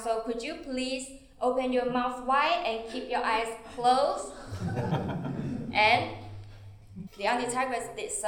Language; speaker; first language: English; non-native, fluent; Chinese